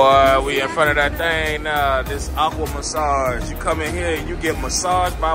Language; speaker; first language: English; native; English